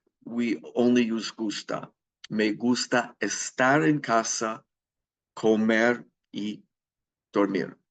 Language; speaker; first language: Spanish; non-native, fluent; English